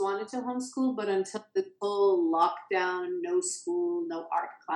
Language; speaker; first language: English; early bilingual, other home language; Persian